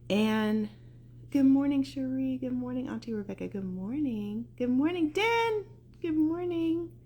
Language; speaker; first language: English; native; English